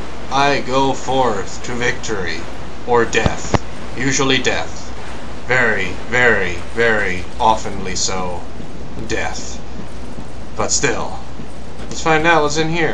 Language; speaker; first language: English; native; English